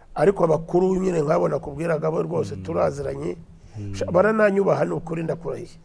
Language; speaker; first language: Kinyarwanda; early bilingual, heritage; Kinyarwanda